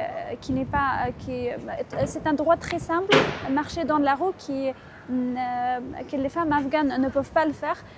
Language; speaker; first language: French; non-native, fluent; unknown